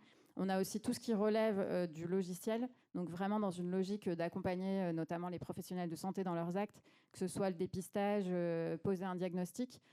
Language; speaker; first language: French; native; French